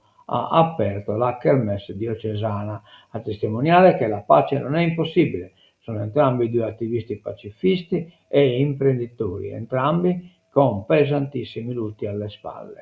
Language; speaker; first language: Italian; non-native, local second language; Sardinian